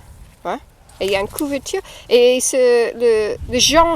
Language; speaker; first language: French; non-native, fluent; English